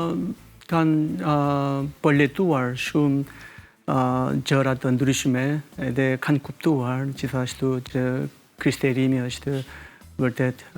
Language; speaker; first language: Albanian; non-native, fluent; Korean